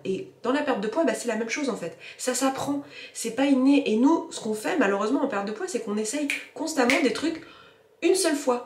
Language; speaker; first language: French; native; French